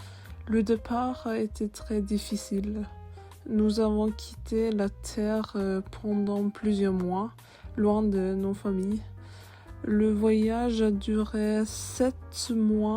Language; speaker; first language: French; non-native, learner; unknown